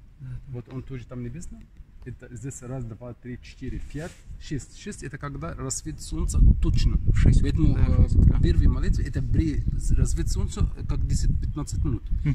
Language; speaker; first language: Russian; non-native, learner; Arabic